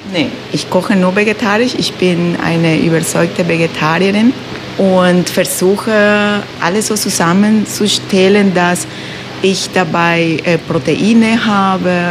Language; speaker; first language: German; non-native, fluent; Spanish